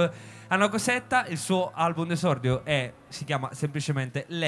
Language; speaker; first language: Italian; native; Italian